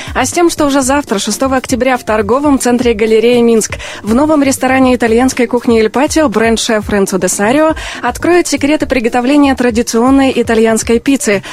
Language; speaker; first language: Russian; native; Russian